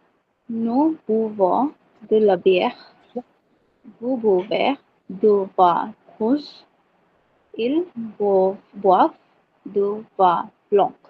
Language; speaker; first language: French; non-native, learner; Bangla